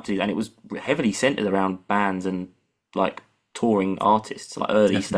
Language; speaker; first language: English; native; English